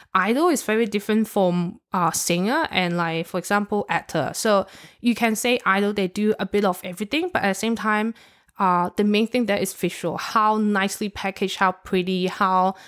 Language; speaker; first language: English; non-native, local second language; Cantonese